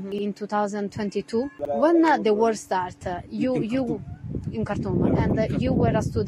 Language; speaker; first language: English; non-native, learner; Italian